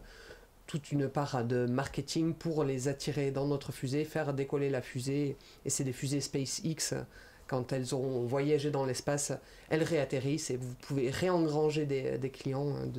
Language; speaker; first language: French; native; French